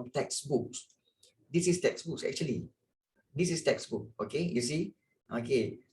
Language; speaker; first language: English; non-native, local second language; Malay